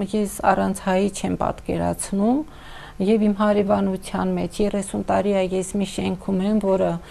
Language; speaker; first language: Armenian; non-native, local second language; Kurdish